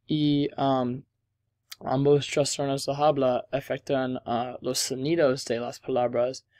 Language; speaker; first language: Spanish; non-native, learner; English